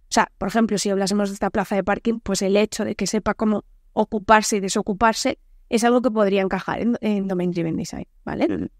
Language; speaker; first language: Spanish; native; Spanish